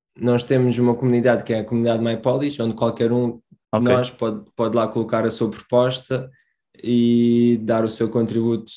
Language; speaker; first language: Portuguese; early bilingual, other home language; Romanian